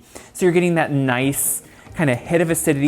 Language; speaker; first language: English; native; English